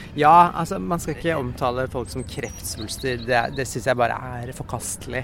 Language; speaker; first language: Norwegian; native; Norwegian